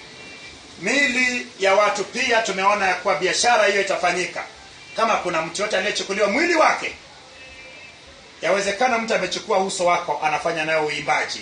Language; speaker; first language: Swahili; non-native, local second language; Luo (Kenya and Tanzania)